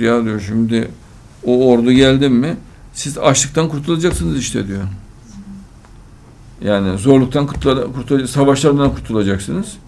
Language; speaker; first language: Turkish; native; Turkish